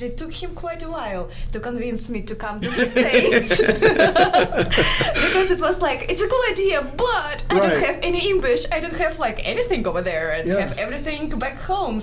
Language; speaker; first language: English; non-native, fluent; Kazakh